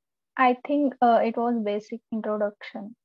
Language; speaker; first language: English; non-native, local second language; Marathi